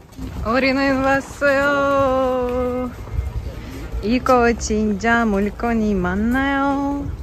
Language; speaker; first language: Korean; non-native, learner; Russian